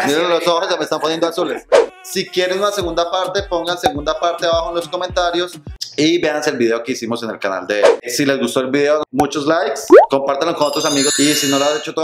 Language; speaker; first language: Spanish; native; Spanish